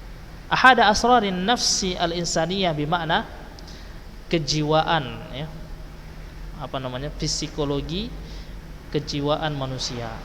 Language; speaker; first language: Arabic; non-native, fluent; Indonesian